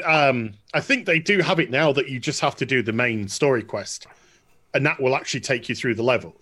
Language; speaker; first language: English; native; English